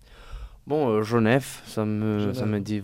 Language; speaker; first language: French; non-native, fluent; Spanish